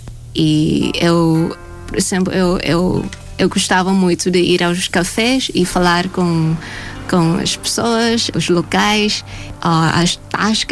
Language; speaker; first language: Portuguese; non-native, fluent; Thai